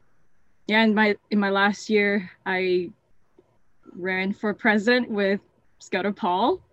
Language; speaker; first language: English; non-native, local second language; Cantonese